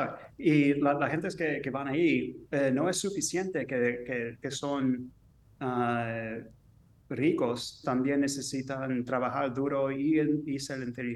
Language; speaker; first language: Spanish; early bilingual, heritage; English